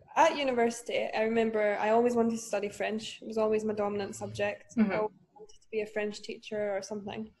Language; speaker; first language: English; native; English